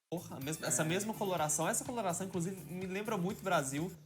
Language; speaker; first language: Portuguese; native; Portuguese